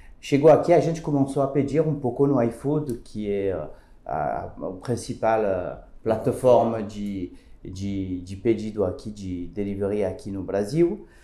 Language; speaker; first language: Portuguese; non-native, fluent; French